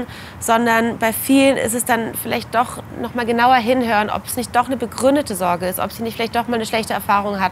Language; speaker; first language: German; native; German